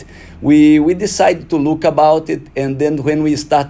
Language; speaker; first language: English; non-native, fluent; Portuguese